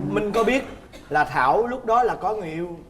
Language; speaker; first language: Vietnamese; native; Vietnamese